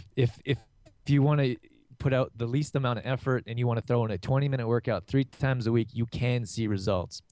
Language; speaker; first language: English; native; English